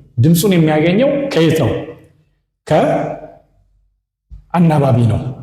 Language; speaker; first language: Amharic; non-native, local second language; Oromo